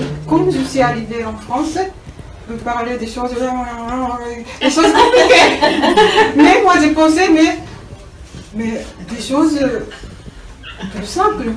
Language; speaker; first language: French; non-native, learner; Japanese